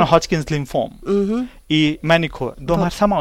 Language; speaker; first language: Swedish; non-native, learner; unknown